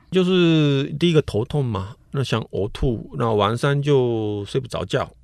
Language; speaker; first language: Chinese; non-native, fluent; Japanese